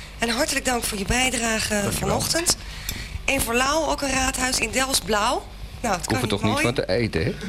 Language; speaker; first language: Dutch; native; Dutch